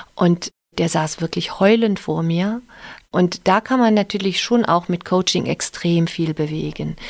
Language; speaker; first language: German; native; German